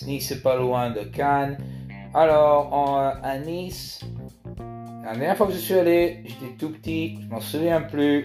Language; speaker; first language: French; early bilingual, heritage; French